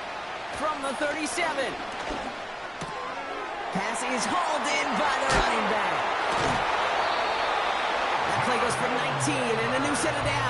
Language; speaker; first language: English; native; English